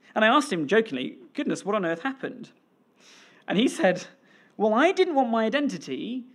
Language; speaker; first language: English; native; English